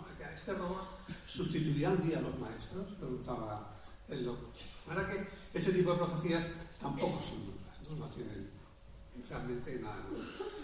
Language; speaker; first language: Spanish; native; Spanish